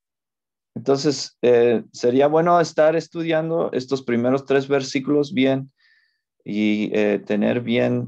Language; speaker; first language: Spanish; non-native, fluent; English